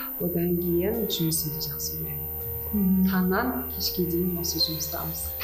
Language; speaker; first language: Kazakh; non-native, local second language; Russian